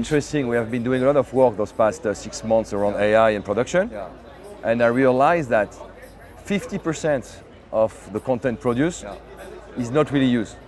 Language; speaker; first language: English; non-native, fluent; French